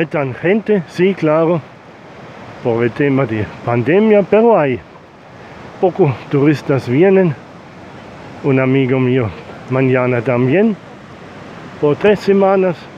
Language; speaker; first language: Spanish; non-native, learner; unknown